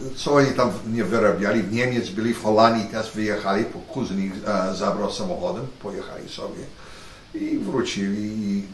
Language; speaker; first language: Polish; early bilingual, heritage; Polish